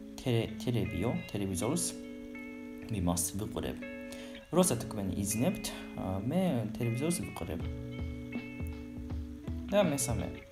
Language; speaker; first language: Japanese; non-native, learner; Georgian